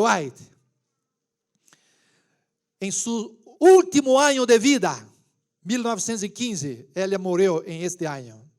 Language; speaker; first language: Spanish; non-native, learner; Portuguese